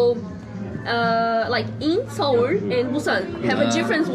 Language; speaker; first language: English; non-native, learner; Portuguese